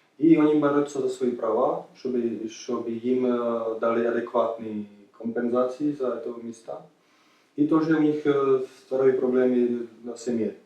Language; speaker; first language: Russian; non-native, learner; Czech